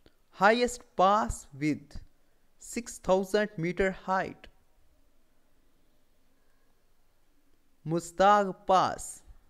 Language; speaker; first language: English; non-native, local second language; Urdu